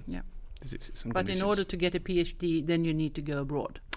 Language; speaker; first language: English; non-native, fluent; Greek